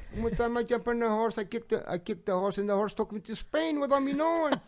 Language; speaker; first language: English; non-native, fluent; Portuguese